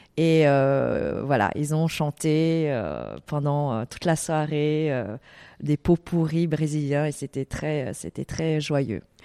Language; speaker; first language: French; early bilingual, other home language; Vietnamese